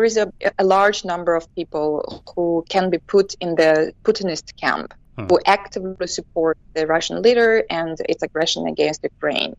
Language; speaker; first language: English; non-native, fluent; Kyrgyz